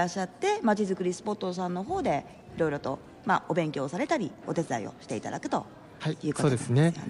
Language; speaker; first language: Japanese; native; Japanese